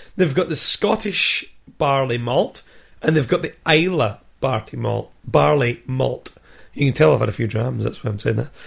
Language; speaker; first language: English; native; English